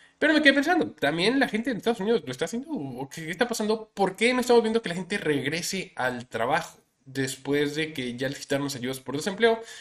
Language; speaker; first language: Spanish; native; Spanish